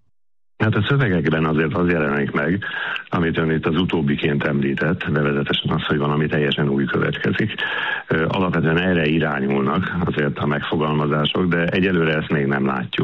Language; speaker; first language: Hungarian; native; Hungarian